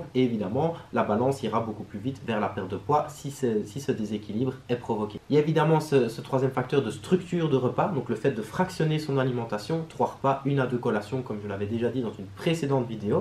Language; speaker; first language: French; native; French